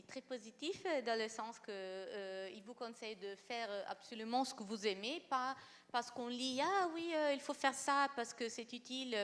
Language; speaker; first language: French; non-native, fluent; Italian